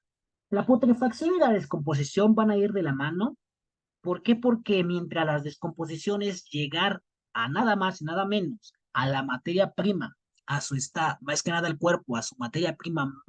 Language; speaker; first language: Spanish; native; Spanish